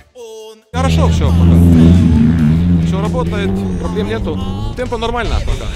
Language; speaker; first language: Russian; non-native, local second language; Latvian